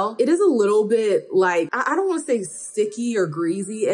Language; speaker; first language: English; native; English